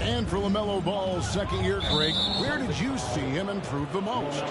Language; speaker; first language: English; native; English